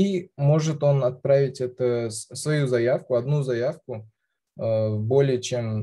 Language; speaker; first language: Russian; non-native, local second language; Kazakh